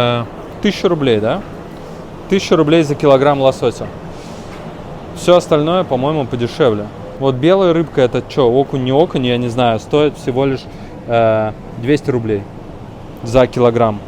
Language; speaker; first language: Russian; native; Russian